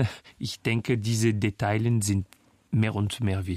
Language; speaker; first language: German; non-native, fluent; French